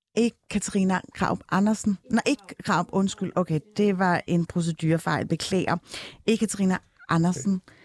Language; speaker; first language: Danish; early bilingual, other home language; Turkish